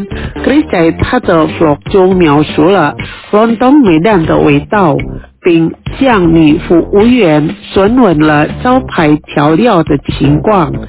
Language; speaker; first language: Chinese; early bilingual, heritage; Chinese